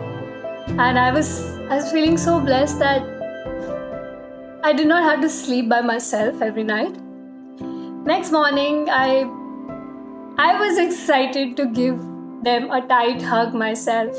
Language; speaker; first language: English; non-native, local second language; Hindi